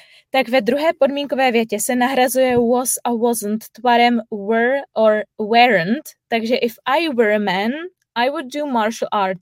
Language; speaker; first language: English; non-native, fluent; Czech